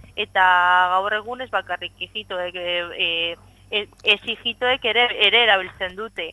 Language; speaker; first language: Basque; non-native, local second language; Spanish